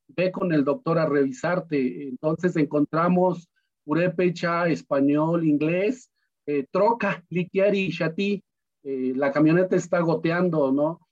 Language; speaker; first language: Spanish; non-native, local second language; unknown